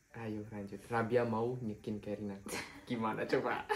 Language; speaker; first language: Indonesian; native; Indonesian